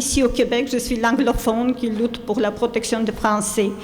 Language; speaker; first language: French; non-native, fluent; Armenian